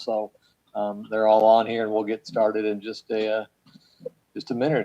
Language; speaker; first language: English; native; English